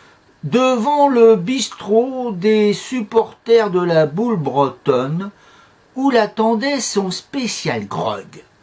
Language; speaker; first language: French; native; French